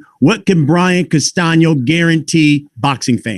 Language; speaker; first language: English; native; English